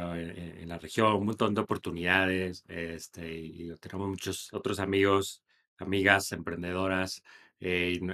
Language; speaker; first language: Spanish; native; Spanish